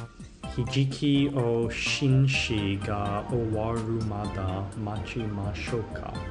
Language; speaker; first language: Japanese; non-native, learner; English